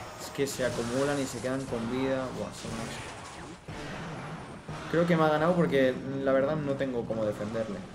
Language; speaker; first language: Spanish; native; Spanish